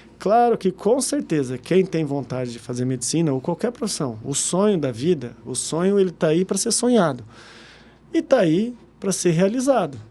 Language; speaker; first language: Portuguese; native; Portuguese